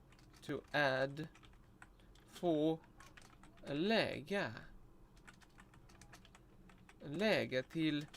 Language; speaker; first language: Swedish; non-native, learner; Russian